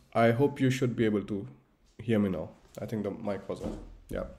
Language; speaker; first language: English; non-native, local second language; Hindi